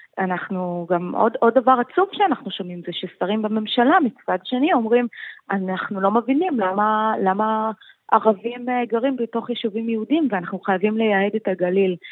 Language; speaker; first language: Hebrew; non-native, local second language; Arabic